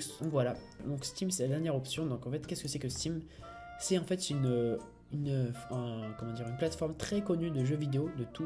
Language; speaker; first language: French; native; French